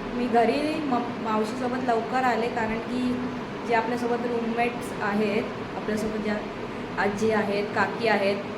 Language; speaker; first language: Marathi; native; Marathi